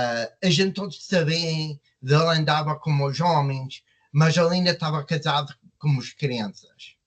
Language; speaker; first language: Portuguese; early bilingual, heritage; Portuguese